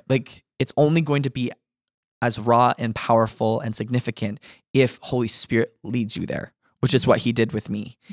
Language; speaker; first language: English; native; English